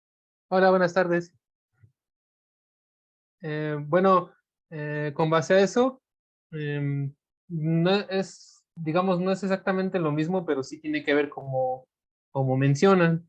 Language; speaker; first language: Spanish; native; Spanish